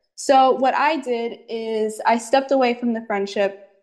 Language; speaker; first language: English; native; English